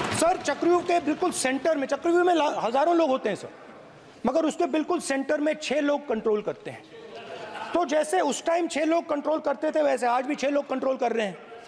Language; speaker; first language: Hindi; native; Hindi